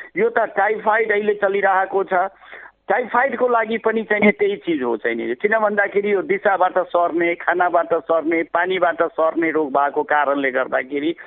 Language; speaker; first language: Nepali; non-native, local second language; Maithili